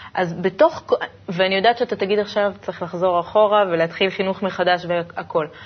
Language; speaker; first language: Hebrew; native; Hebrew